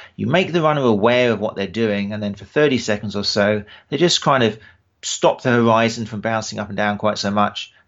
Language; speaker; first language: English; native; English